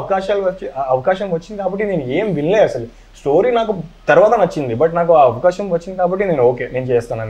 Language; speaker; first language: Telugu; non-native, local second language; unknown